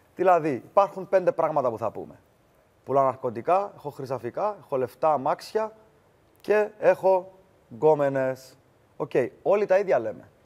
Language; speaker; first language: Greek; native; Greek